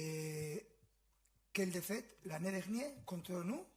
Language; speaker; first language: French; non-native, fluent; Spanish